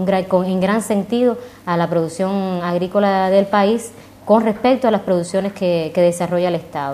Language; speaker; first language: Spanish; native; Spanish